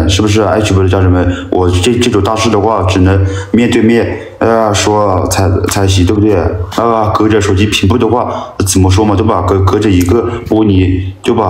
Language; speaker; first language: Chinese; non-native, local second language; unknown